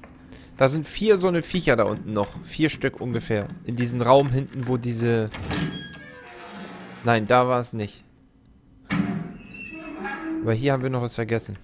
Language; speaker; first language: German; native; German